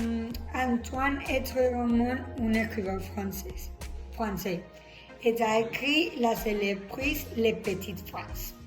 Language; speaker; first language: French; non-native, learner; Spanish